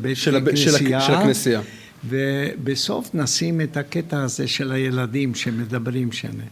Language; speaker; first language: Hebrew; non-native, fluent; Hungarian